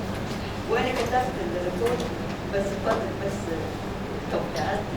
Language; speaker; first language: Arabic; native; Arabic